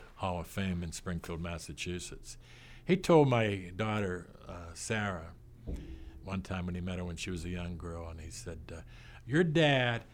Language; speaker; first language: English; native; English